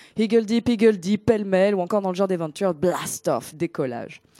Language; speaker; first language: French; non-native, fluent; Greek